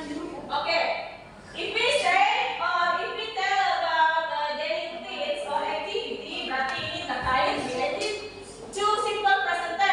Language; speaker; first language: English; non-native, learner; Indonesian